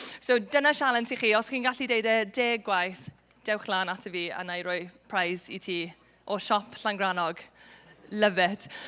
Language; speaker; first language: Welsh; non-native, local second language; English